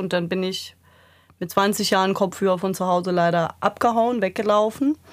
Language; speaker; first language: German; early bilingual, other home language; Serbian